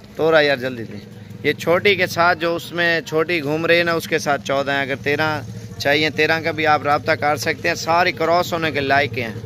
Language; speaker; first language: Urdu; non-native, local second language; Punjabi